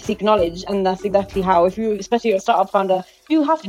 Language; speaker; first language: English; native; English